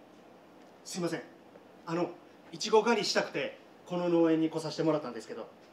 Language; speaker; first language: Japanese; native; Japanese